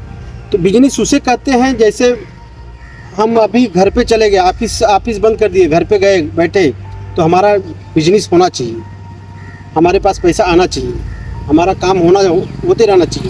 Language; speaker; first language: Hindi; native; Hindi